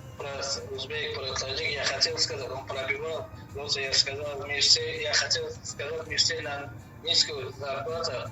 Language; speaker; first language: Russian; non-native, learner; Uzbek